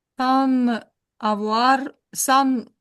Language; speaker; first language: French; non-native, learner; Ukrainian